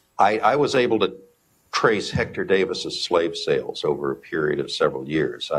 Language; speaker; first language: English; native; English